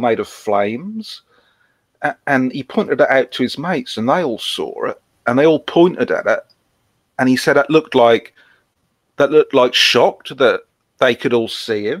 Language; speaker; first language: English; native; English